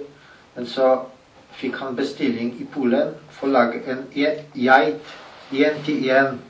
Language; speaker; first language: Norwegian; non-native, learner; Polish